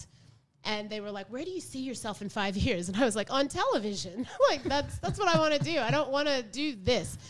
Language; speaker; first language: English; native; English